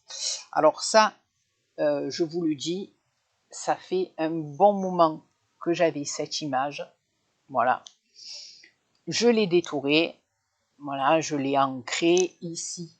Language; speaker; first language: French; native; French